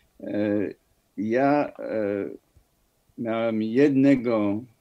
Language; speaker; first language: Polish; non-native, fluent; English